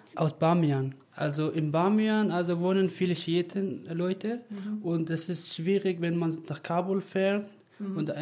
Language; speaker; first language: German; non-native, learner; Persian